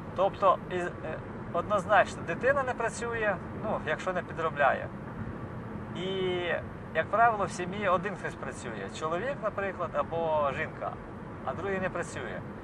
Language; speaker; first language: Ukrainian; non-native, local second language; Russian